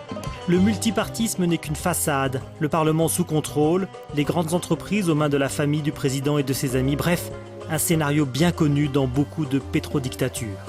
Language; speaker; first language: French; native; French